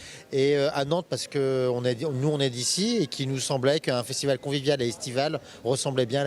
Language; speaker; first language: French; native; French